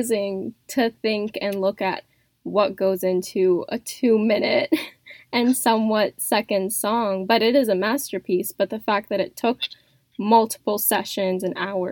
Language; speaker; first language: English; native; English